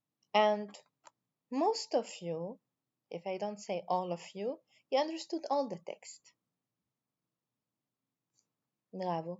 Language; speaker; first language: English; non-native, fluent; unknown